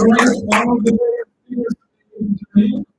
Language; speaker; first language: English; non-native, learner; Russian